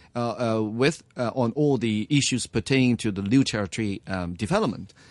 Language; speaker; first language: English; non-native, local second language; Cantonese